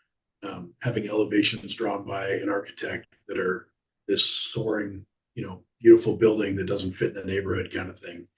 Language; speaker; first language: English; native; English